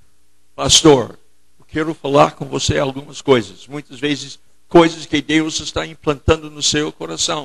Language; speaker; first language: Portuguese; non-native, fluent; English